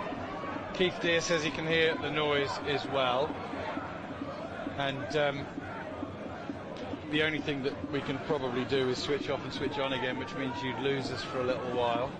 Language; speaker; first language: English; native; English